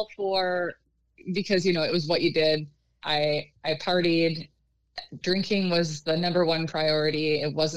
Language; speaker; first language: English; native; English